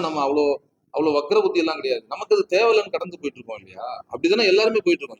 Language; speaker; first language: Tamil; native; Tamil